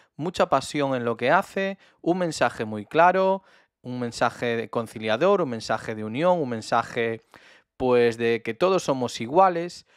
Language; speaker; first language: Spanish; native; Spanish